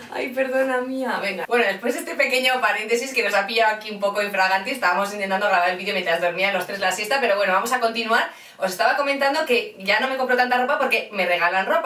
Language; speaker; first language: Spanish; native; Spanish